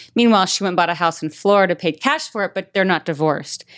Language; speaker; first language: English; native; English